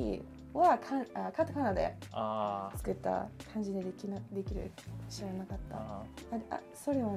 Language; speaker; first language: Japanese; non-native, learner; English